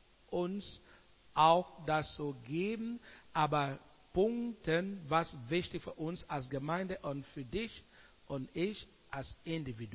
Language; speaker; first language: German; non-native, learner; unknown